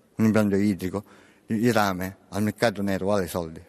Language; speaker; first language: Italian; native; Italian